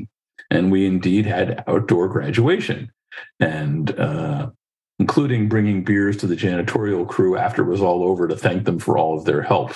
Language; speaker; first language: English; native; English